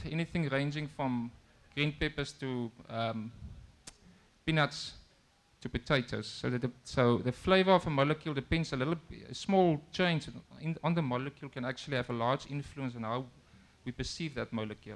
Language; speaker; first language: English; non-native, local second language; Afrikaans